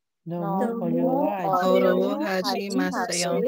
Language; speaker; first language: Korean; non-native, learner; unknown